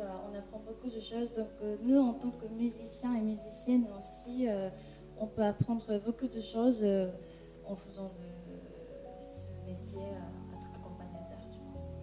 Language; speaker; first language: French; non-native, fluent; Japanese